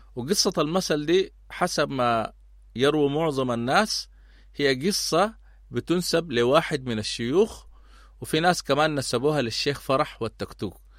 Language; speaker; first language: Arabic; native; Arabic